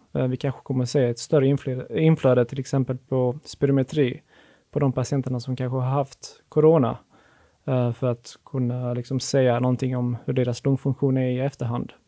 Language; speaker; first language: Swedish; native; Swedish